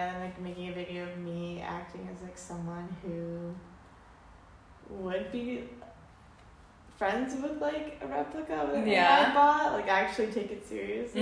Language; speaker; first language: English; native; English